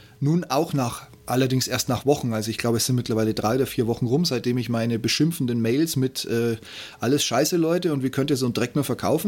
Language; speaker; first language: German; native; German